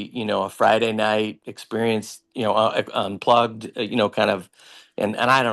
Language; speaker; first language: English; native; English